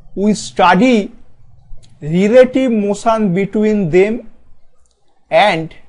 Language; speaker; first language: English; non-native, local second language; Bangla